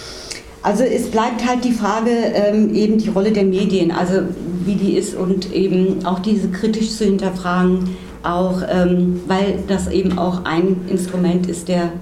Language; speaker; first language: German; native; German